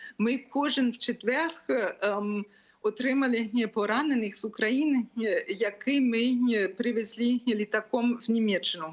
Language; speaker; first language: Ukrainian; non-native, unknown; German